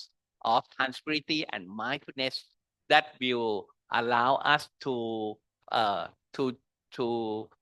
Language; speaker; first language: English; non-native, learner; Thai